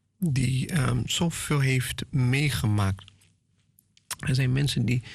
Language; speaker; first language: Dutch; non-native, fluent; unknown